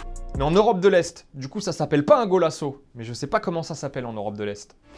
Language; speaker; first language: French; native; French